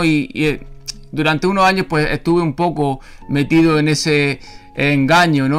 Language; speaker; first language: Spanish; native; Spanish